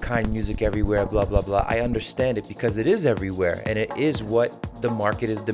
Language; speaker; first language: English; native; English